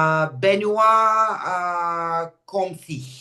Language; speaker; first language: French; non-native, learner; Turkish